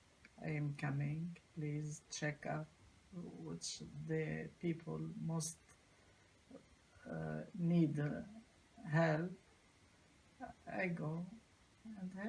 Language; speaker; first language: English; non-native, learner; Arabic